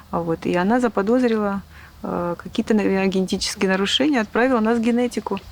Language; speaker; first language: Russian; native; Russian